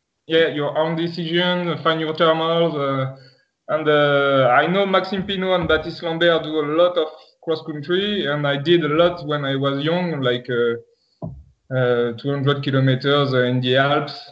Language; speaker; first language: English; non-native, fluent; French